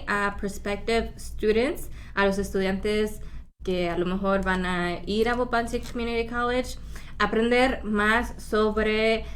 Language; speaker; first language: Spanish; early bilingual, heritage; Spanish